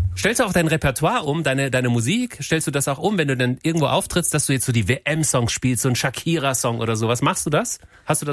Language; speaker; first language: German; native; German